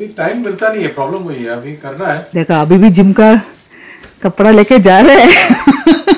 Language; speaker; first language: Hindi; non-native, local second language; Malayalam